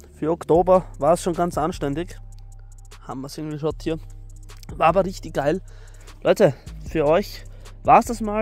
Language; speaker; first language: German; native; German